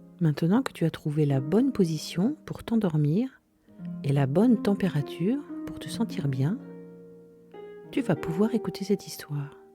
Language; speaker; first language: French; native; French